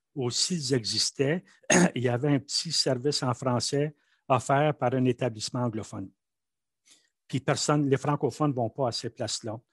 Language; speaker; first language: French; native; French